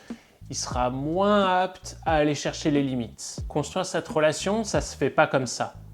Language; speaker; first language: French; native; French